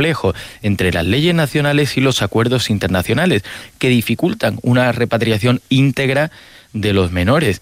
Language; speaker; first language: Spanish; native; Spanish